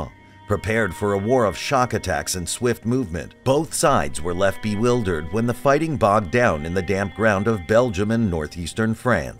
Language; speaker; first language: English; native; English